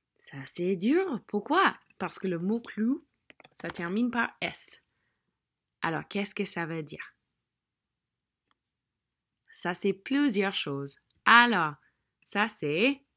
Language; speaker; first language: French; non-native, fluent; English